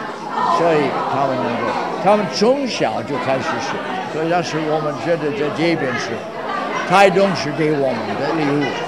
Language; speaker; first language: Chinese; non-native, fluent; English